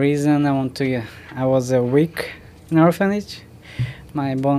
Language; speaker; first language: English; non-native, learner; Ukrainian